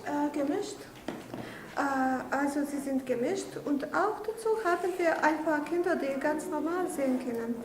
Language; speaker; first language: German; non-native, fluent; Bosnian